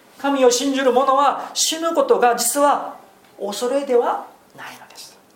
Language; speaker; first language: Japanese; non-native, fluent; Korean